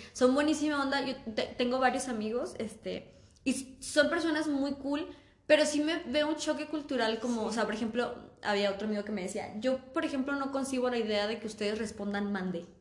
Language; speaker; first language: Spanish; native; Spanish